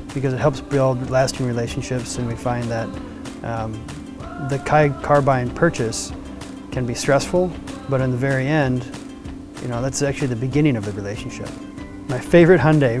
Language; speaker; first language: English; native; English